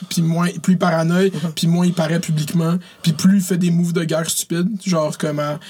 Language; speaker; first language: French; early bilingual, other home language; Arabic